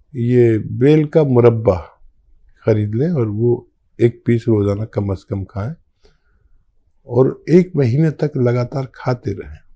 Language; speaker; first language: Hindi; native; Hindi